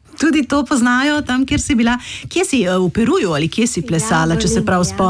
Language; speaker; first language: Slovenian; native; Slovenian